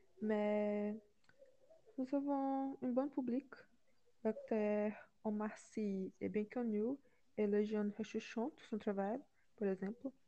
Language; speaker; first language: French; non-native, learner; Portuguese